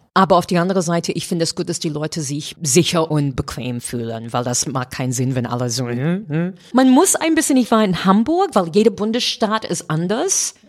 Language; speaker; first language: German; non-native, fluent; English